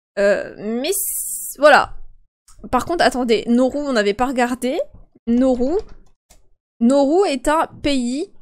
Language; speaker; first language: French; early bilingual, other home language; Polish